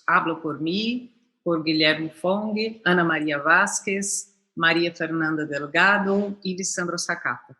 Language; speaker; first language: Spanish; non-native, fluent; Portuguese